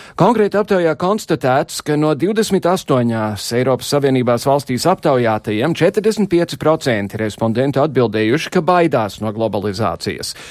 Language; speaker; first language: Latvian; early bilingual, heritage; Latvian